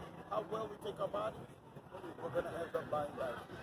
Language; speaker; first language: English; early bilingual, other home language; Spanish